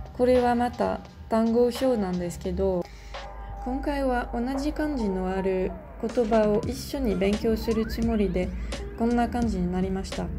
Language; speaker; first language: Japanese; non-native, fluent; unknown